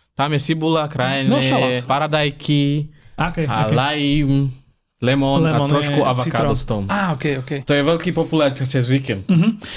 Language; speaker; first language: Slovak; non-native, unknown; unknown